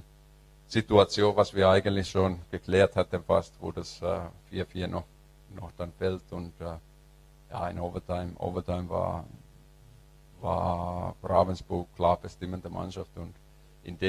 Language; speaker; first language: German; non-native, fluent; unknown